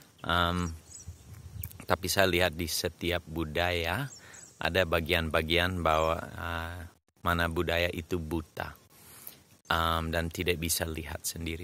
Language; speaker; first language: Indonesian; non-native, fluent; English